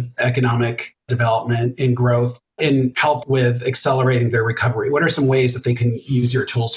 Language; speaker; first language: English; native; English